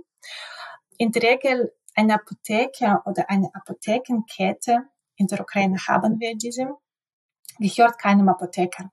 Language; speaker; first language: German; non-native, fluent; Ukrainian